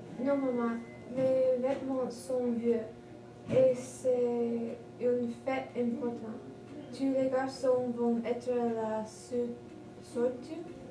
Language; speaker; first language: French; non-native, learner; English